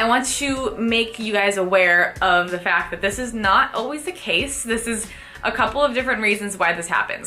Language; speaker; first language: English; native; English